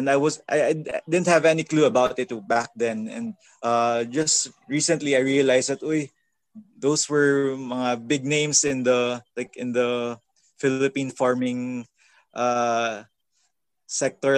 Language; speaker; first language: English; non-native, local second language; Filipino